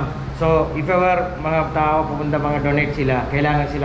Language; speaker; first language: Filipino; non-native, learner; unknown